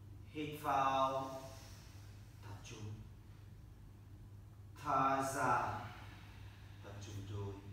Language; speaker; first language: Vietnamese; non-native, learner; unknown